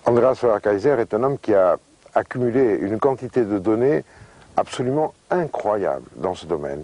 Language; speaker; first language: French; native; French